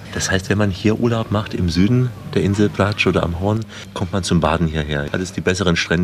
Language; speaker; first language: German; native; German